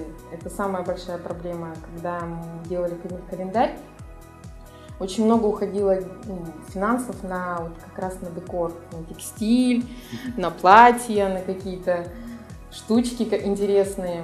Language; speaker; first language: Russian; native; Russian